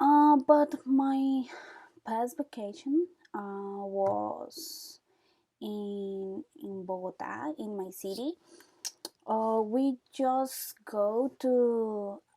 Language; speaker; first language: English; non-native, learner; Spanish